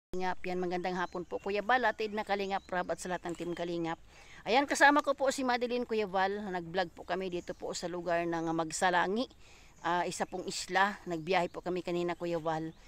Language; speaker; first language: Filipino; non-native, local second language; Cebuano